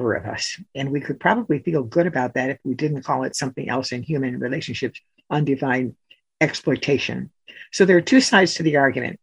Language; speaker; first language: English; native; English